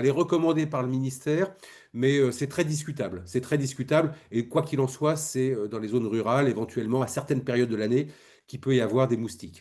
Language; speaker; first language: French; native; French